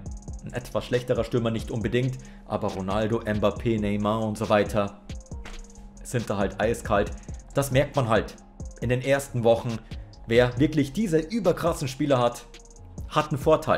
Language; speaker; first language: German; native; German